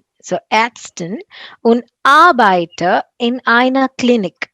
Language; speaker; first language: German; non-native, fluent; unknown